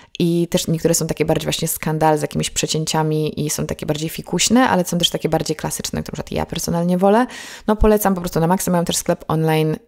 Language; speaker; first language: Polish; native; Polish